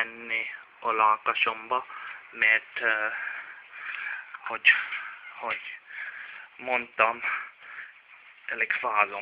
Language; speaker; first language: Hungarian; non-native, learner; Czech